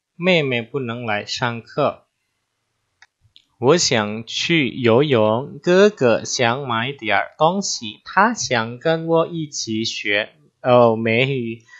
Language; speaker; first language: Chinese; non-native, fluent; Indonesian